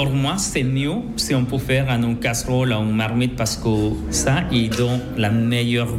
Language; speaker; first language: French; non-native, fluent; Spanish